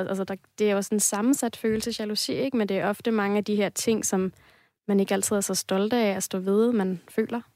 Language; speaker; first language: Danish; native; Danish